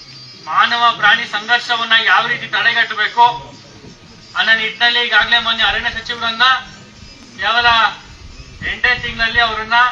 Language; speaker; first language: Kannada; native; Kannada